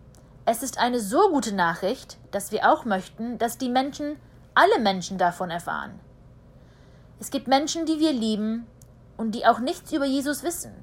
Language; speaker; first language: German; early bilingual, heritage; German